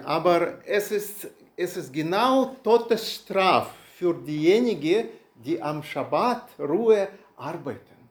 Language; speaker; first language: German; non-native, learner; Russian